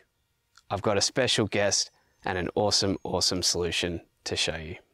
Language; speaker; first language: English; native; English